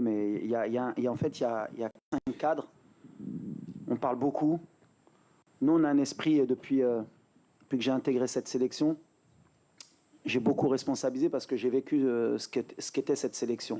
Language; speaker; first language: French; native; French